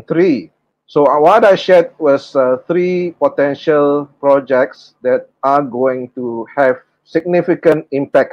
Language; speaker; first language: English; non-native, local second language; Malay